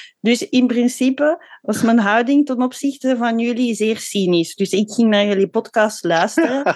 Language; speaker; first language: Dutch; native; Dutch